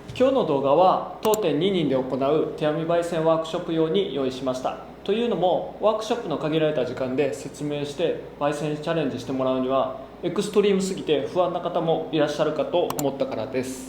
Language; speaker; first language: Japanese; native; Japanese